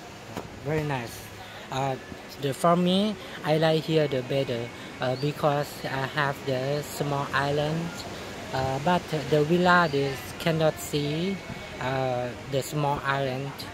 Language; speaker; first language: English; non-native, learner; Thai